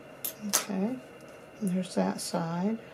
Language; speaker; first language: English; native; English